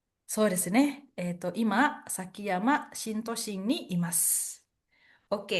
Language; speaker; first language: Japanese; non-native, fluent; Indonesian